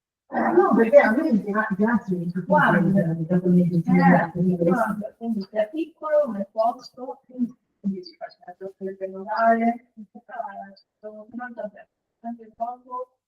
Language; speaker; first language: Italian; non-native, fluent; Portuguese